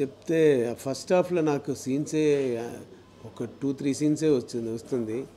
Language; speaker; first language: Telugu; non-native, learner; Tamil